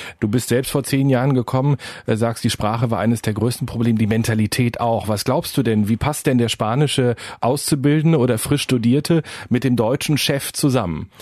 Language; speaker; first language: German; native; German